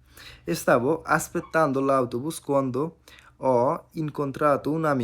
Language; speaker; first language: Italian; non-native, fluent; Bangla